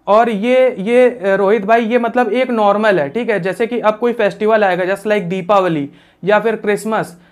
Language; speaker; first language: Hindi; native; Hindi